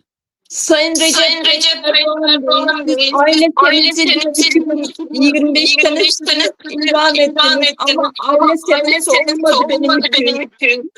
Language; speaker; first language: Turkish; non-native, learner; Turkmen